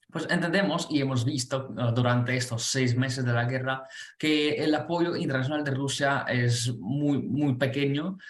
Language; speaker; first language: Spanish; non-native, fluent; Ukrainian